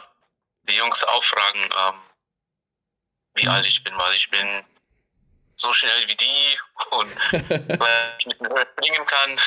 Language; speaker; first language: German; non-native, fluent; English